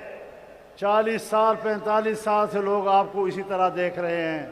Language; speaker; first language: Urdu; non-native, local second language; Pashto